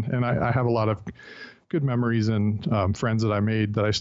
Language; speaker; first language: English; native; English